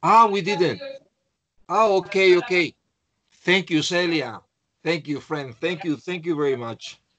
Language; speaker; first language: English; non-native, fluent; Spanish